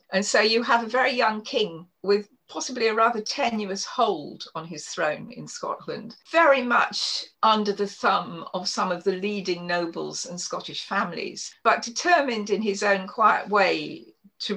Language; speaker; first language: English; native; English